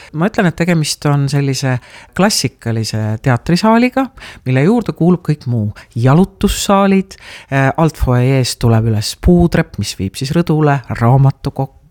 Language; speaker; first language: Estonian; native; Estonian